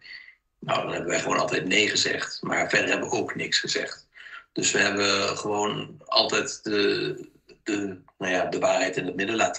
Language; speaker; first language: Dutch; native; Dutch